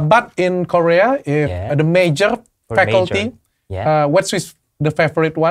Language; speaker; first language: English; non-native, learner; Indonesian